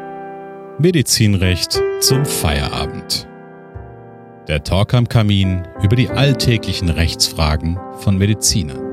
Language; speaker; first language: German; native; German